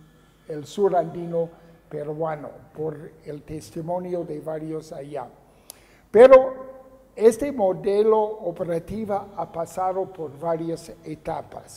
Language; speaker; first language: Spanish; non-native, fluent; English